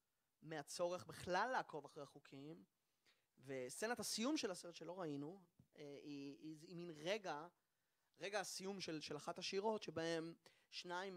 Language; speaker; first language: Hebrew; native; Hebrew